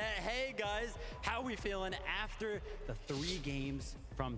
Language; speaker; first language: English; native; English